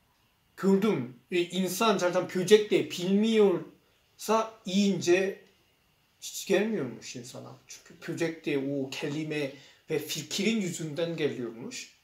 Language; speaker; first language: Turkish; non-native, learner; Korean